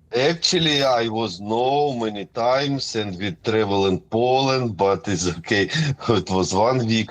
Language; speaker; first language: English; non-native, fluent; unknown